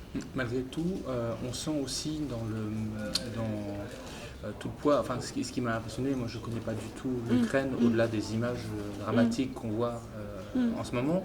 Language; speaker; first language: French; native; French